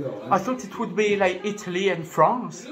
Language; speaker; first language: English; non-native, fluent; French